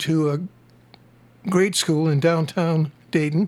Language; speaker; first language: English; native; English